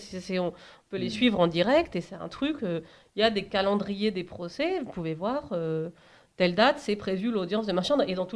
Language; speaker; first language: French; native; French